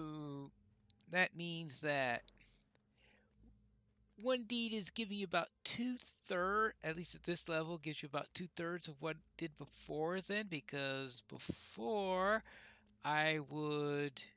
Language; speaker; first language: English; native; English